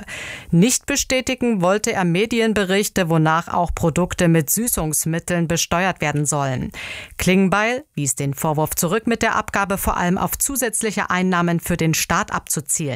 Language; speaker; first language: German; native; German